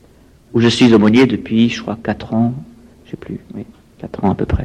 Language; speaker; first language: French; native; French